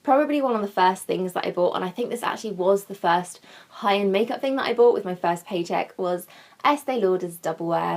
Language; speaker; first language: English; native; English